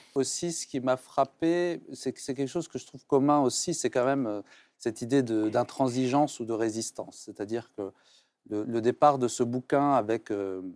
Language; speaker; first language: French; non-native, local second language; Arabic